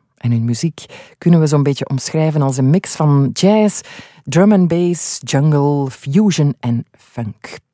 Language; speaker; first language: Dutch; native; Dutch